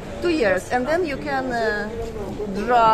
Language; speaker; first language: English; non-native, fluent; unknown